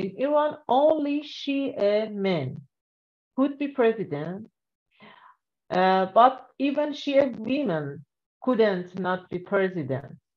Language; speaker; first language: English; non-native, learner; Persian